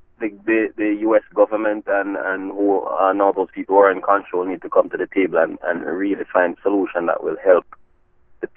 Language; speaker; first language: English; non-native, local second language; Jamaican Creole English